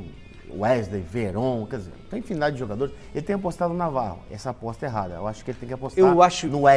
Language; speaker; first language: Portuguese; native; Portuguese